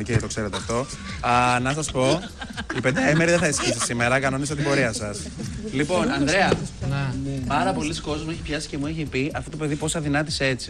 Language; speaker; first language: Greek; native; Greek